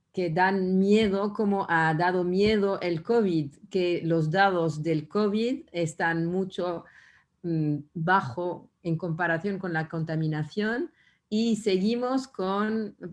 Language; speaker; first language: Spanish; non-native, fluent; French